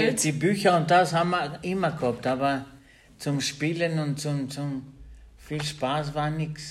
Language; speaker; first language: German; non-native, learner; Albanian